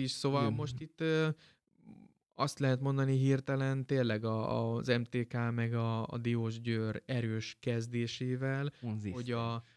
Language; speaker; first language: Hungarian; native; Hungarian